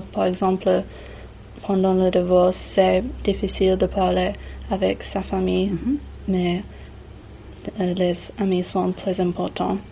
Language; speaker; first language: French; non-native, learner; English